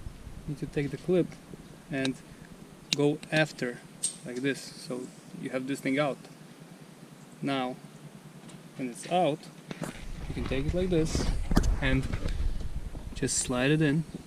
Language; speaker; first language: English; non-native, fluent; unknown